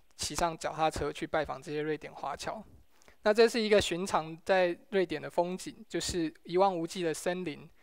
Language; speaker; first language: Chinese; native; Chinese